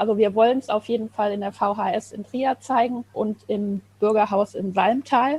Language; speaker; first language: German; native; German